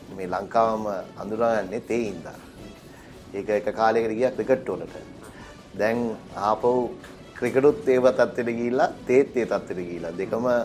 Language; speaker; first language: Sinhala; non-native, local second language; Tamil